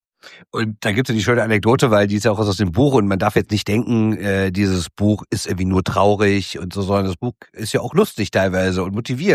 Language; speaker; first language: German; native; German